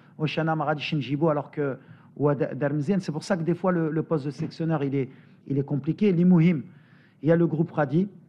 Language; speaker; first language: French; native; French